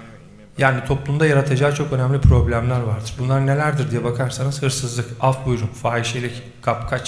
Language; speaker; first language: Turkish; native; Turkish